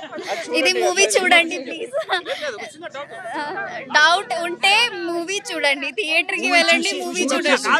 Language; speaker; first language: Telugu; non-native, learner; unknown